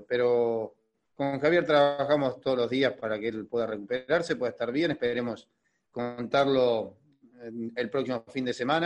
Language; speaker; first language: Spanish; native; Spanish